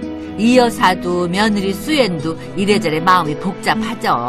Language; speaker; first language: Korean; native; Korean